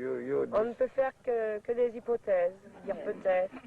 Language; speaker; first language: French; native; French